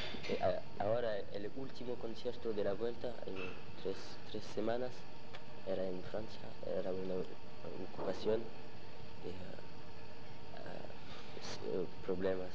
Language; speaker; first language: Spanish; non-native, learner; French